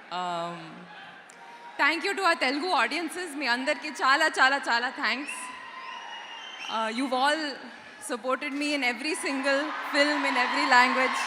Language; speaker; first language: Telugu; non-native, learner; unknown